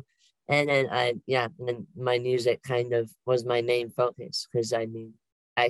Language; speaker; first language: English; native; English